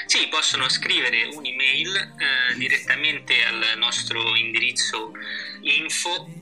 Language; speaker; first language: Italian; native; Italian